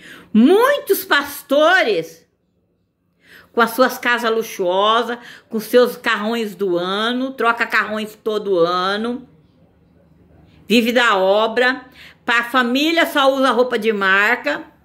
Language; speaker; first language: Portuguese; native; Portuguese